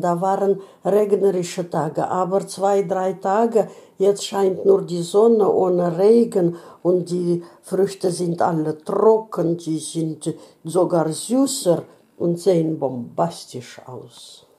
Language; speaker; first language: German; non-native, fluent; Russian